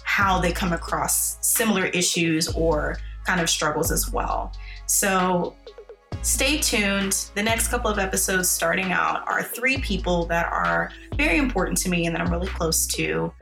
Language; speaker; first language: English; native; English